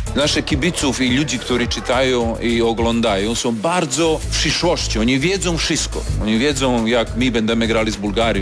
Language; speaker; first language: Polish; non-native, fluent; Serbian